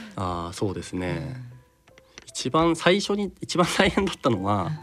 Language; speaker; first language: Japanese; native; Japanese